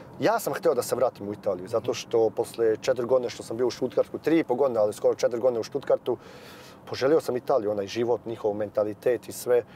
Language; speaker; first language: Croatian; early bilingual, heritage; Serbian